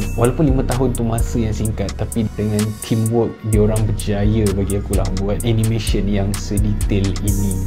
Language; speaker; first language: Malay; native; Malay